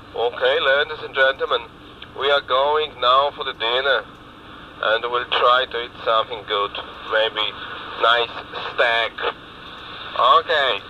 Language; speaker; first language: English; non-native, learner; Polish